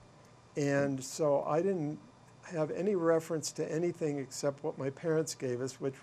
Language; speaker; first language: English; native; English